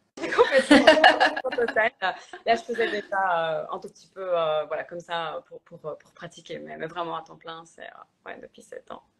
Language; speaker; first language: French; early bilingual, other home language; Polish